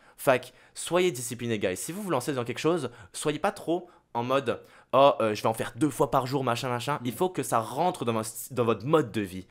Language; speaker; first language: French; native; French